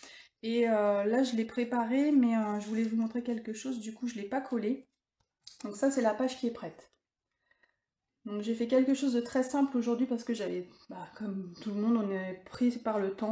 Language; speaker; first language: French; native; French